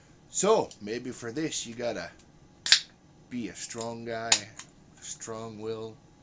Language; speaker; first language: English; early bilingual, other home language; French